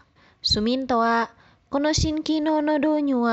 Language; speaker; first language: Japanese; non-native, fluent; Indonesian